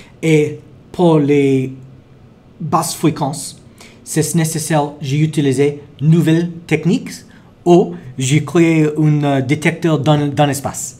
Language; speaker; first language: French; non-native, learner; English